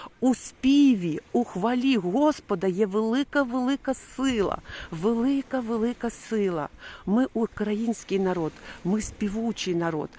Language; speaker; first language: Ukrainian; non-native, local second language; Russian